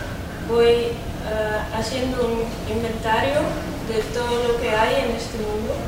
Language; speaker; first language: Spanish; non-native, fluent; Dutch